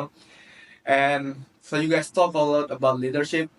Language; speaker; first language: English; non-native, fluent; Indonesian